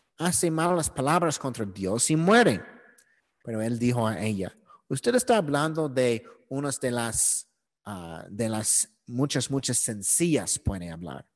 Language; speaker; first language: Spanish; non-native, learner; English